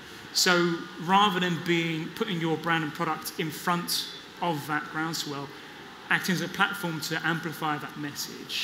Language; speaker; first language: English; native; English